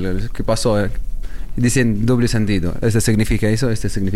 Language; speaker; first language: Spanish; non-native, learner; Arabic